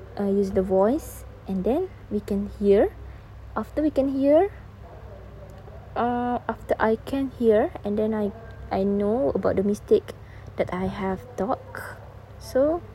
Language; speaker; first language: English; non-native, learner; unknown